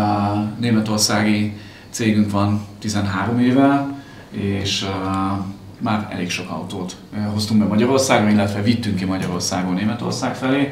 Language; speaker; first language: Hungarian; native; Hungarian